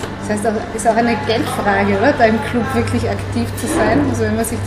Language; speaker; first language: German; native; German